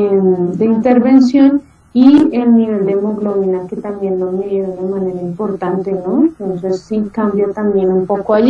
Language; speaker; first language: Spanish; native; Spanish